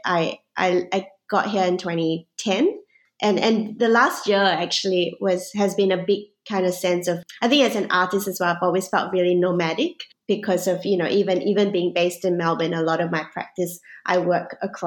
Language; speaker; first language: English; native; English